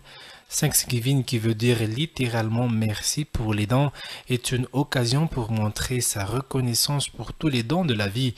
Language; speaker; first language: French; non-native, local second language; Malagasy